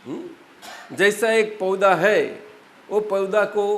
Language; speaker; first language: Hindi; non-native, local second language; Gujarati